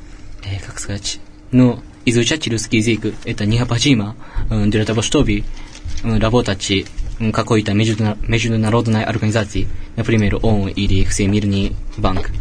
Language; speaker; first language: Russian; non-native, learner; Japanese